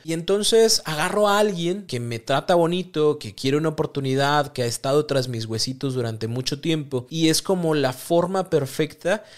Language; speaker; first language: Spanish; native; Spanish